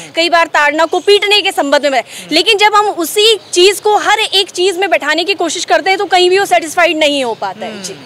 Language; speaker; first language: Hindi; native; Hindi